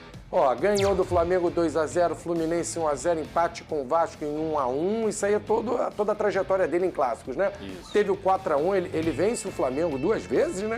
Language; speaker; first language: Portuguese; native; Portuguese